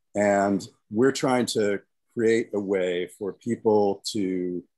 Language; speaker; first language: English; native; English